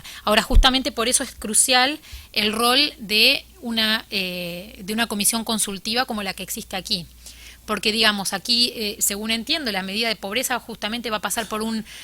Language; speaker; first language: Spanish; native; Spanish